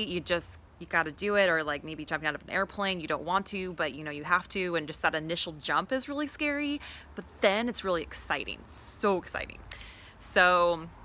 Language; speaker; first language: English; native; English